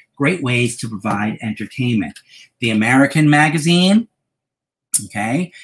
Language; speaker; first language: English; native; English